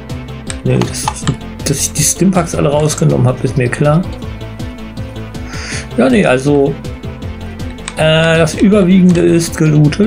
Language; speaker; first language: German; native; German